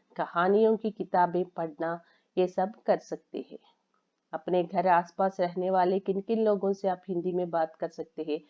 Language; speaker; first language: Hindi; non-native, local second language; Telugu